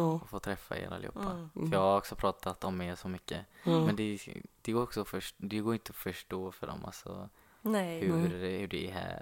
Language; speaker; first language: Swedish; non-native, fluent; Arabic